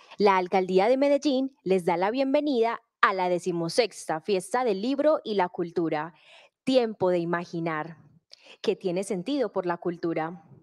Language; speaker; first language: Spanish; native; Spanish